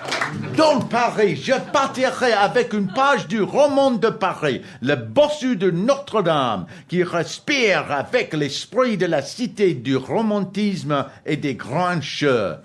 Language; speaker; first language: French; non-native, learner; English